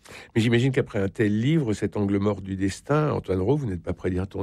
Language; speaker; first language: French; native; French